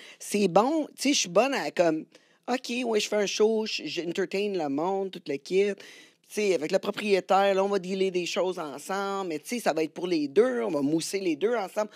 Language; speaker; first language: French; native; French